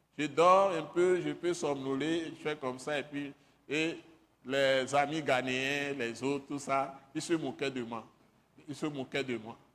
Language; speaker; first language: French; non-native, local second language; Ewe